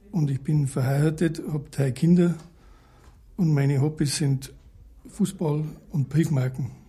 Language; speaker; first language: German; native; German